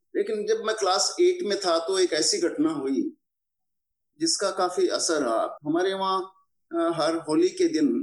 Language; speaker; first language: Hindi; native; Hindi